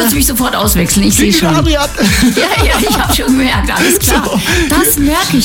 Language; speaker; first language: German; native; German